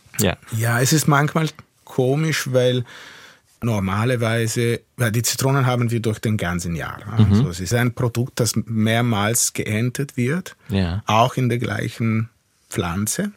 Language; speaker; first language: German; non-native, fluent; Italian